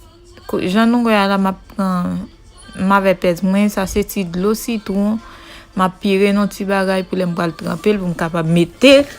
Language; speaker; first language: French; non-native, local second language; Haitian Creole